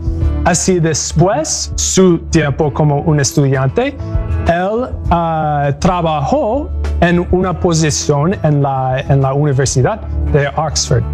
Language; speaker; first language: Spanish; non-native, learner; English